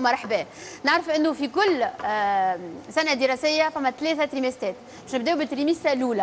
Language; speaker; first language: Arabic; native; Arabic